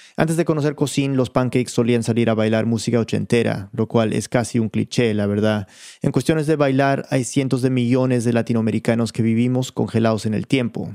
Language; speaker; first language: Spanish; early bilingual, heritage; Spanish